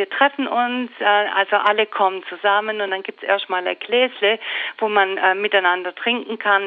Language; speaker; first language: German; native; German